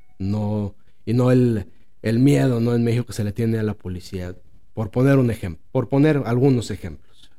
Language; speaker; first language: Spanish; native; Spanish